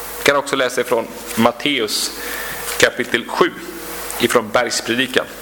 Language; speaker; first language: Swedish; native; Swedish